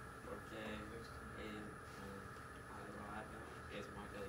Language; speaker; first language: Spanish; non-native, learner; English